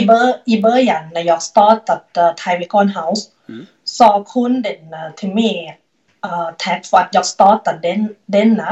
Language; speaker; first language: Swedish; non-native, learner; Thai